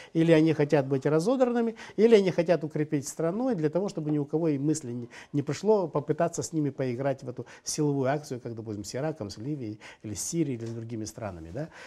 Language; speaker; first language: Russian; native; Russian